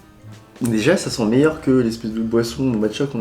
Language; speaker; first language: French; native; French